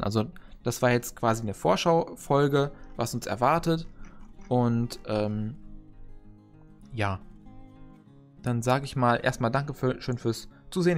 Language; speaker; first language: German; native; German